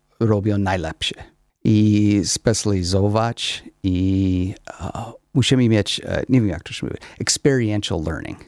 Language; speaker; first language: Polish; non-native, learner; English